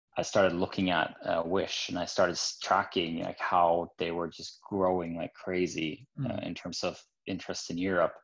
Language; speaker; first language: English; non-native, fluent; Norwegian